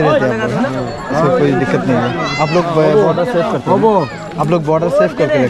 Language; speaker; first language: Hindi; non-native, local second language; Assamese